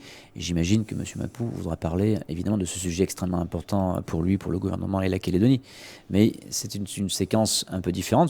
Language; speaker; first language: French; native; French